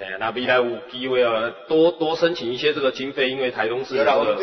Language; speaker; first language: Chinese; native; Chinese